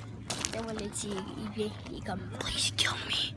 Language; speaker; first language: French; native; French